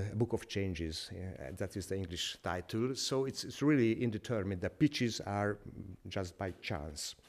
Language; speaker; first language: English; non-native, fluent; Hungarian